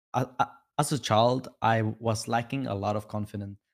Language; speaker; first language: English; non-native, fluent; Vietnamese